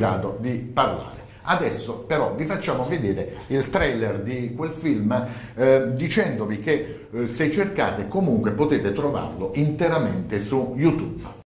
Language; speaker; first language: Italian; native; Italian